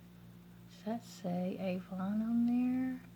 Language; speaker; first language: English; native; English